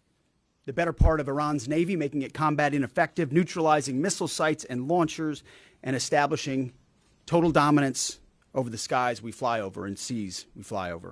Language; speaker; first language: English; native; English